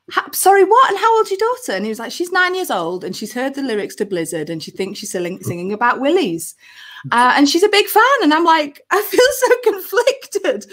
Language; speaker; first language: English; native; English